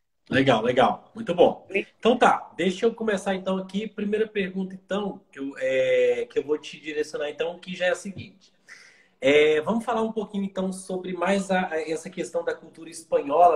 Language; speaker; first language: Portuguese; native; Portuguese